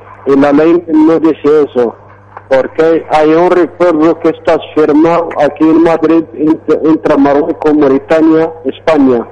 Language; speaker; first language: Spanish; non-native, fluent; Arabic